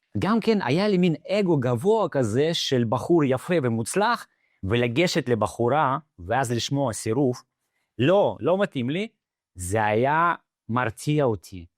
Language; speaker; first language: Hebrew; non-native, fluent; Russian